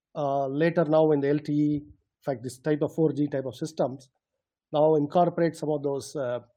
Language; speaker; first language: English; non-native, local second language; Tamil